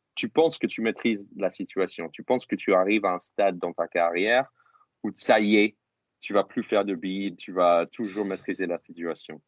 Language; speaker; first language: French; non-native, fluent; English